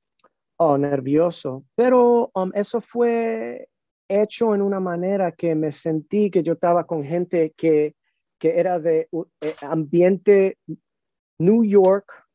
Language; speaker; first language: Spanish; early bilingual, heritage; Spanish